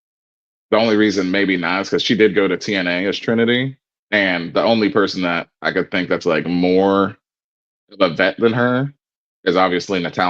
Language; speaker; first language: English; native; English